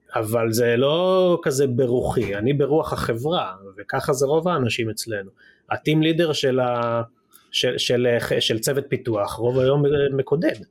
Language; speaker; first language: Hebrew; native; Hebrew